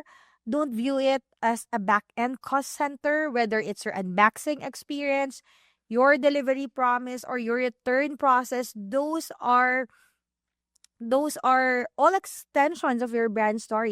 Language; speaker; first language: English; non-native, local second language; Filipino